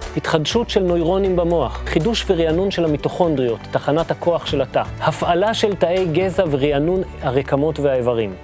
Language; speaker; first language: Hebrew; native; Hebrew